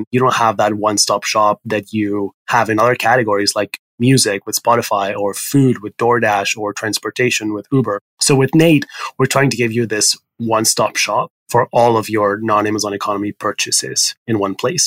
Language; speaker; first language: English; non-native, fluent; Spanish